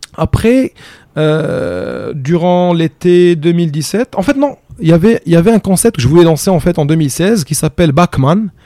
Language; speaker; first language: French; non-native, local second language; Arabic